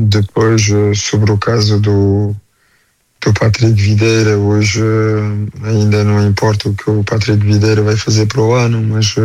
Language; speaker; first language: Portuguese; early bilingual, heritage; French